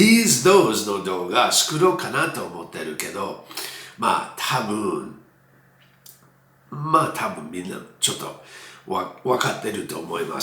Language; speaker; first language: Japanese; non-native, fluent; English